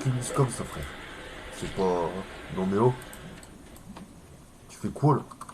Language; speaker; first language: French; native; French